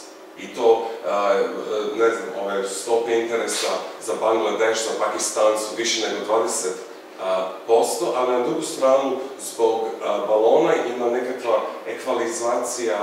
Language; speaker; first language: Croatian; non-native, fluent; English